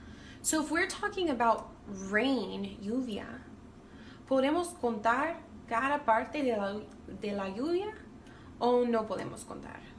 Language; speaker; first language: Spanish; non-native, fluent; English